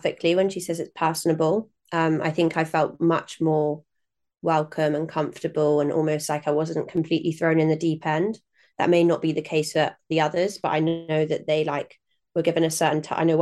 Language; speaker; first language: English; native; English